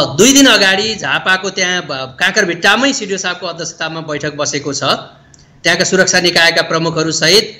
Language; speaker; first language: Nepali; native; Nepali